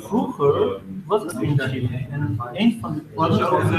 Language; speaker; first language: Dutch; non-native, fluent; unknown